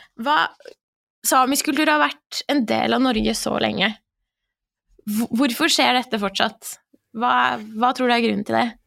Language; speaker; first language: Norwegian; early bilingual, other home language; Persian